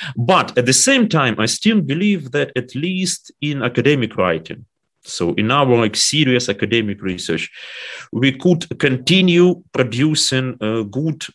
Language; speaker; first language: English; non-native, fluent; Ukrainian